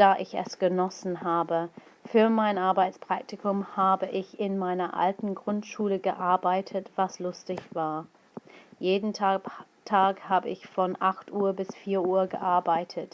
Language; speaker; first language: German; non-native, fluent; English